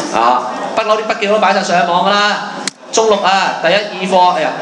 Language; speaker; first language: Cantonese; native; Cantonese